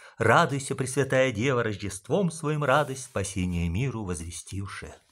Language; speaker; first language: Russian; non-native, local second language; Ukrainian